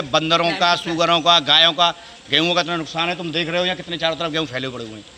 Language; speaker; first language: Hindi; native; Hindi